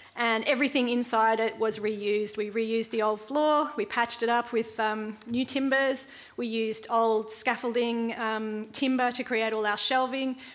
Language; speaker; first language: English; native; English